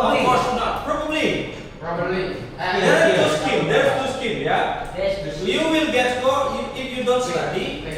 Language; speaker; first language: English; non-native, learner; Indonesian